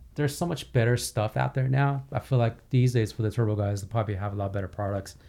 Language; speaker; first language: English; early bilingual, other home language; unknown